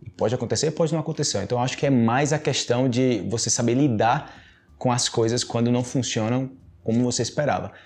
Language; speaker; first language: Portuguese; native; Portuguese